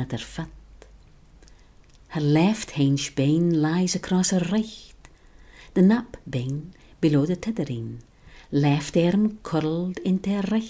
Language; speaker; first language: English; non-native, local second language; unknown